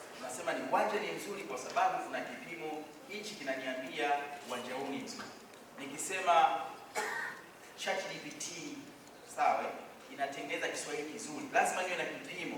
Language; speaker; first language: Swahili; native; Swahili